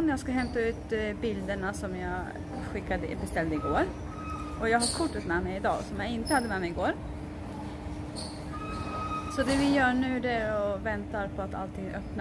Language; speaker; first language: Swedish; native; Swedish